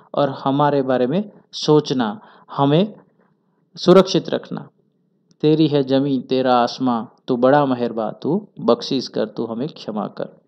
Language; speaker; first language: Hindi; non-native, local second language; Gujarati